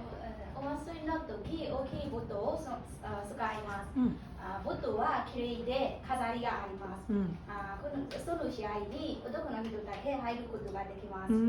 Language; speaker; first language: Japanese; non-native, learner; Burmese